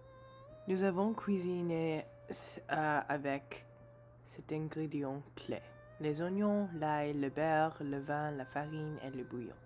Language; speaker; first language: French; non-native, learner; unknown